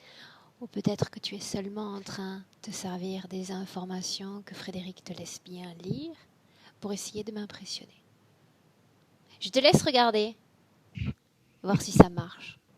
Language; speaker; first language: French; native; French